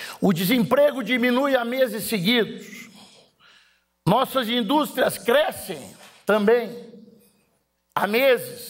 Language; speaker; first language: Portuguese; native; Portuguese